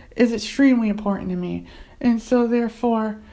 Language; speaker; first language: English; native; English